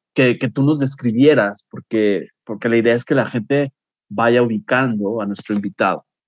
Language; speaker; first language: Spanish; native; Spanish